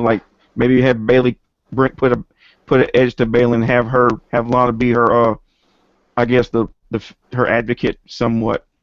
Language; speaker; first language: English; native; English